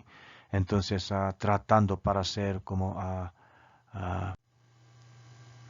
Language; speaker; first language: Spanish; non-native, learner; Korean